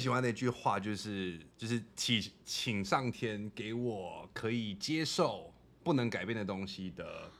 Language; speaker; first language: Chinese; non-native, fluent; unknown